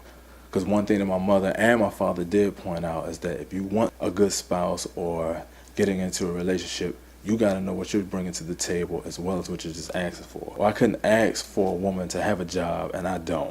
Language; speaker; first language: English; native; English